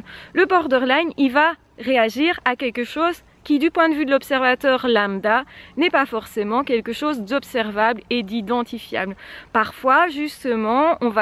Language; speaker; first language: French; native; French